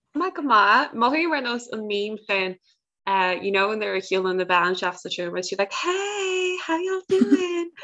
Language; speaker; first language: Irish; native; Irish